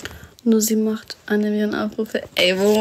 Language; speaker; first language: German; early bilingual, other home language; Arabic